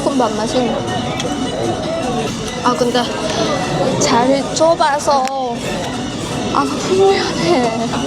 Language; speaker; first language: Korean; non-native, learner; Vietnamese